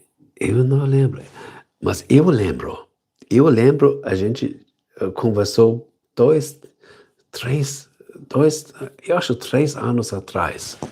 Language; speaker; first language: Portuguese; non-native, learner; German